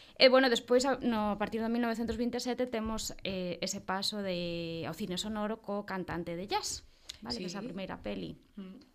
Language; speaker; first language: Galician; non-native, fluent; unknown